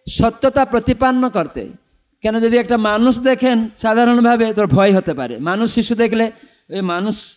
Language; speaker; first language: Bangla; non-native, fluent; Odia